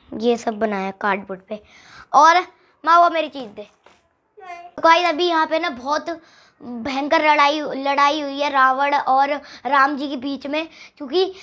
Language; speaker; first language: Hindi; native; Hindi